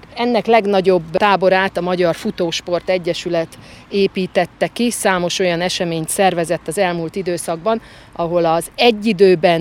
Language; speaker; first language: Hungarian; native; Hungarian